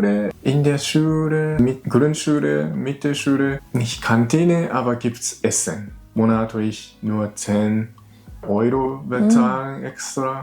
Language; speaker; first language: German; non-native, learner; Japanese